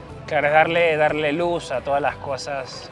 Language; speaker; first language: Spanish; native; Spanish